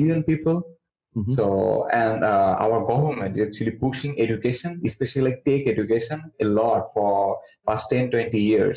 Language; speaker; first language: English; non-native, local second language; Bangla